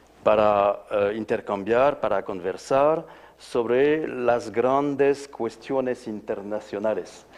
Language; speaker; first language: Spanish; non-native, fluent; French